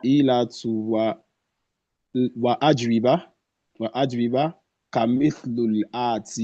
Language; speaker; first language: Arabic; non-native, learner; English